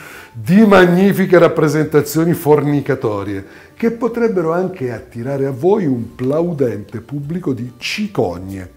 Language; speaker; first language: Italian; native; Italian